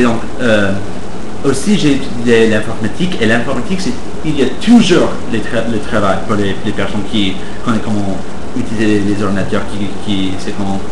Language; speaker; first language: French; non-native, fluent; English